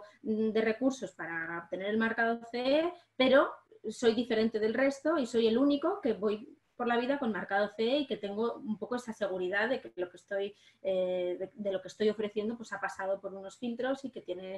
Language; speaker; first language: Spanish; native; Spanish